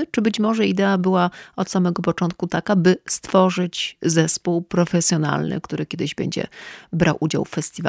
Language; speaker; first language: Polish; native; Polish